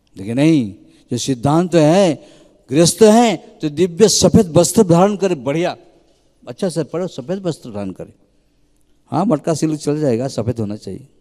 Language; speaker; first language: Hindi; native; Hindi